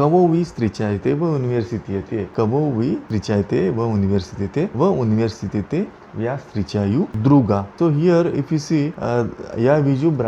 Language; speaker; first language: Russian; non-native, learner; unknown